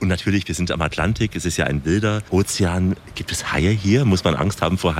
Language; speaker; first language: German; native; German